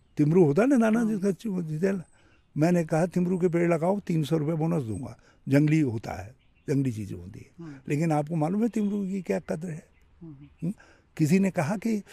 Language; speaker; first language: Hindi; native; Hindi